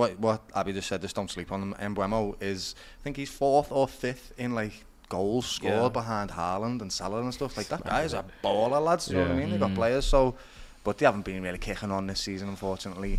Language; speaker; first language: English; native; English